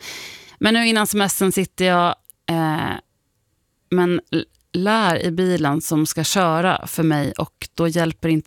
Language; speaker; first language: Swedish; native; Swedish